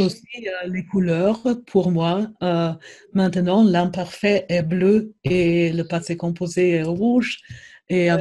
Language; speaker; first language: French; non-native, fluent; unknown